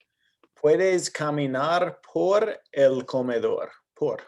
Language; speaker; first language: Spanish; non-native, fluent; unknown